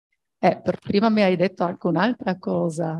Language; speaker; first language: Italian; native; Italian